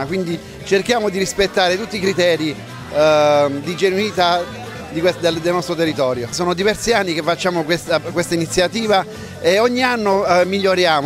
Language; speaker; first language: Italian; native; Italian